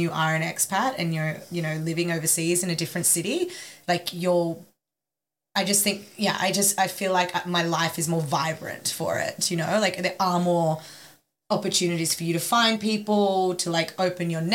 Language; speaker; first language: English; native; English